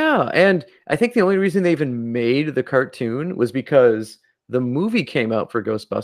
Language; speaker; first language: English; native; English